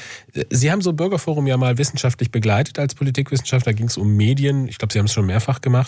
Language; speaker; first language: German; native; German